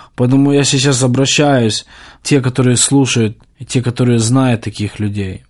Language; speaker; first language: Russian; native; Russian